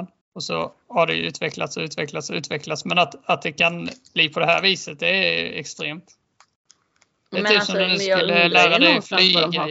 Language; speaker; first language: Swedish; native; Swedish